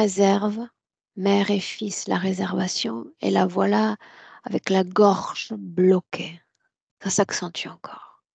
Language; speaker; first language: French; native; French